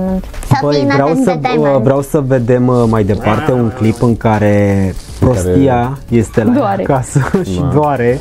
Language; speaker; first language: Romanian; native; Romanian